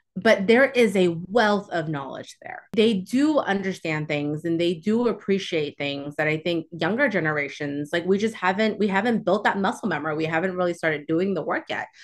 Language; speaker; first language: English; early bilingual, other home language; Chinese